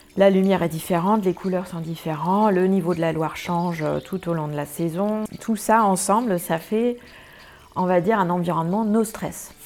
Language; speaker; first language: French; non-native, fluent; German